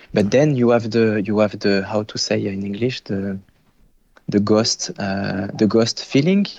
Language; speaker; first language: English; non-native, fluent; French